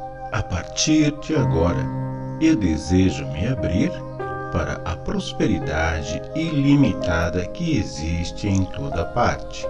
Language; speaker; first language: Portuguese; native; Portuguese